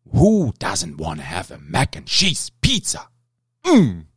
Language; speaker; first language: English; non-native, fluent; German